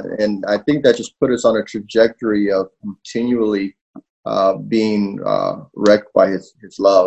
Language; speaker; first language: English; native; English